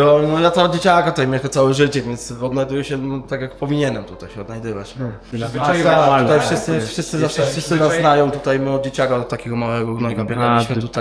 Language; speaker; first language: Polish; native; Polish